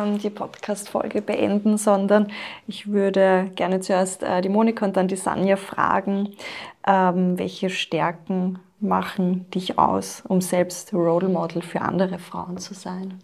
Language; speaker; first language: German; native; German